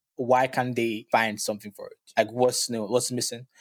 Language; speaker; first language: English; non-native, local second language; Yoruba